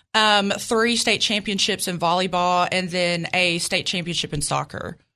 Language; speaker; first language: English; native; English